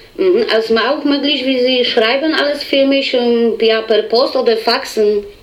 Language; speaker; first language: German; non-native, learner; Polish